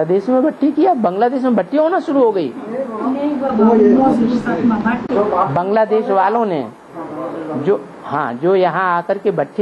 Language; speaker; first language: Hindi; native; Hindi